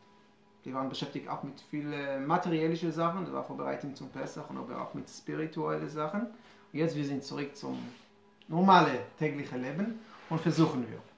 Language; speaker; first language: German; non-native, fluent; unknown